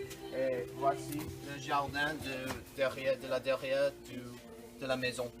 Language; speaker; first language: French; non-native, learner; English